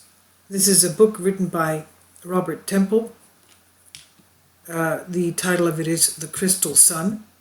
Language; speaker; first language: English; non-native, fluent; Greek